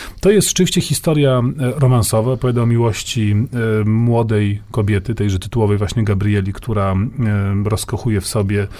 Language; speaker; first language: Polish; native; Polish